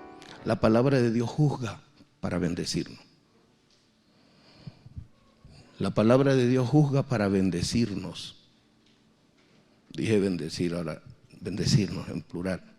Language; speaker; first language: Spanish; native; Spanish